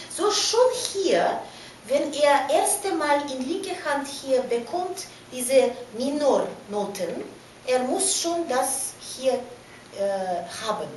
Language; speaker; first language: German; non-native, fluent; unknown